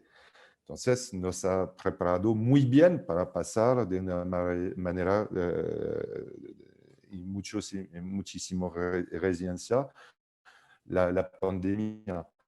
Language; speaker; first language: Spanish; non-native, fluent; French